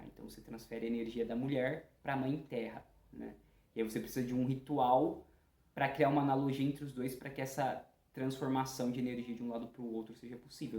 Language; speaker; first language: Portuguese; native; Portuguese